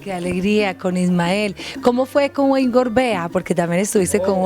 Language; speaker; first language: Spanish; native; Spanish